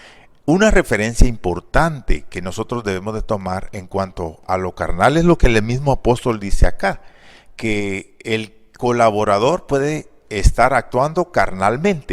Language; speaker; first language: Spanish; native; Spanish